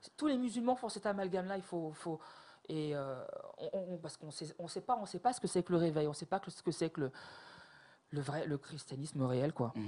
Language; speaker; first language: French; native; French